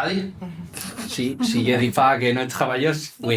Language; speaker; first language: French; non-native, learner; Spanish